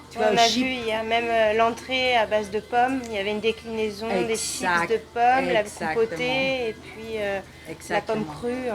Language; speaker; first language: French; native; French